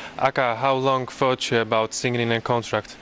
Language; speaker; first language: English; non-native, learner; Polish